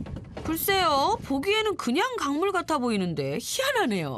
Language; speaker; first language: Korean; native; Korean